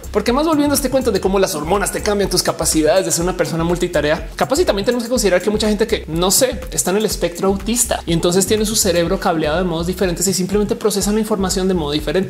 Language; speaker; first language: Spanish; native; Spanish